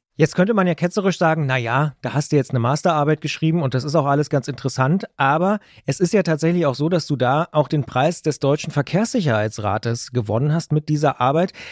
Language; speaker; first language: German; native; German